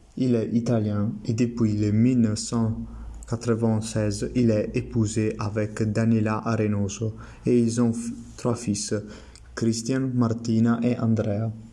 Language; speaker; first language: French; non-native, learner; Italian